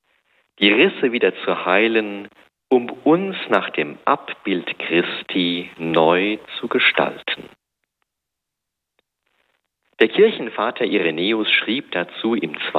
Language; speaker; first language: German; native; German